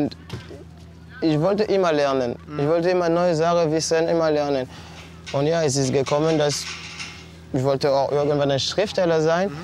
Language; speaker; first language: German; non-native, fluent; French